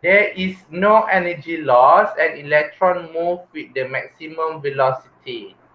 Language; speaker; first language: English; non-native, local second language; Malay